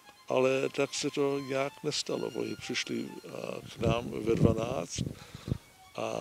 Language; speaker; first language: Czech; early bilingual, heritage; English